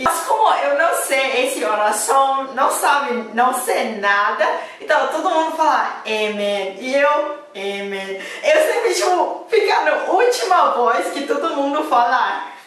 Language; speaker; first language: Portuguese; non-native, fluent; Thai